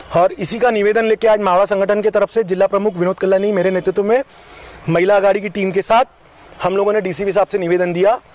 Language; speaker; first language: Hindi; non-native, local second language; Marathi